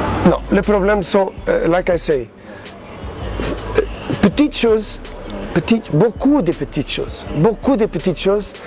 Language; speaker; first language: French; non-native, learner; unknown